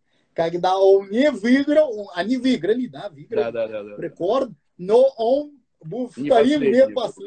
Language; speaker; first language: Russian; non-native, fluent; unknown